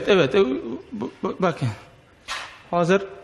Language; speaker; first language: Turkish; non-native, learner; Uzbek